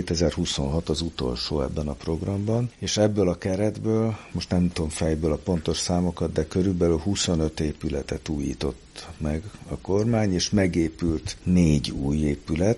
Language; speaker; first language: Hungarian; native; Hungarian